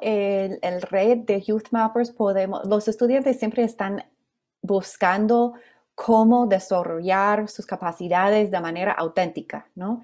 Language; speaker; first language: Spanish; non-native, fluent; English